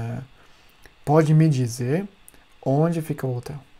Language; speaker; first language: Portuguese; non-native, fluent; German